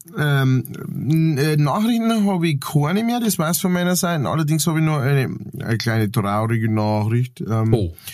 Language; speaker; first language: German; native; German